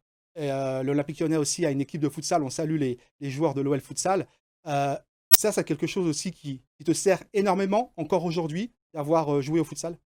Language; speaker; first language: French; native; French